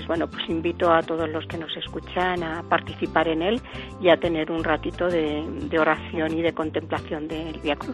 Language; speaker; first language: Spanish; native; Spanish